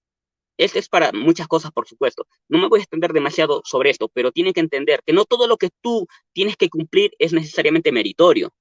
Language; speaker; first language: Spanish; native; Spanish